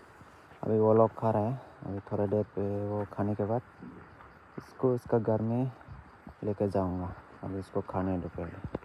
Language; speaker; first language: Hindi; non-native, learner; Kok Borok